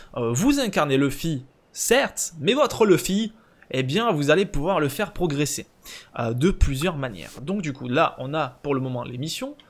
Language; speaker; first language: French; native; French